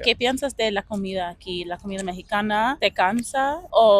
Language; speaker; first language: Spanish; non-native, fluent; English